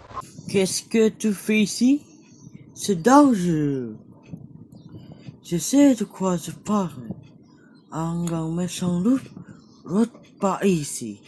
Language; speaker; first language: French; non-native, learner; Indonesian